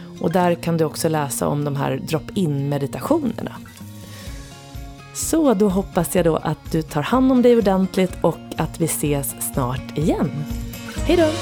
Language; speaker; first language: Swedish; native; Swedish